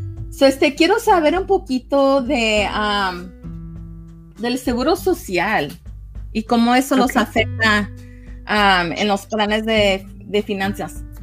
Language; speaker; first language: Spanish; early bilingual, heritage; Spanish